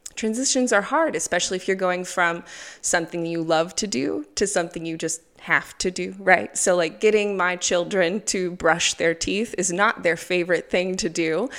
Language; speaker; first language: English; native; English